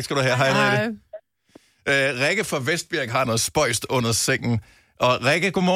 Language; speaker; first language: Danish; native; Danish